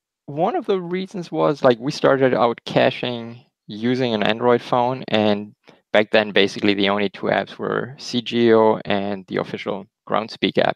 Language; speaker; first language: English; non-native, fluent; German